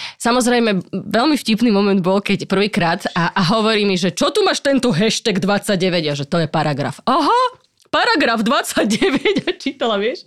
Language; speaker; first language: Slovak; native; Slovak